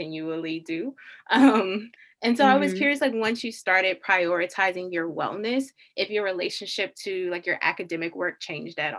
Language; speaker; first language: English; native; English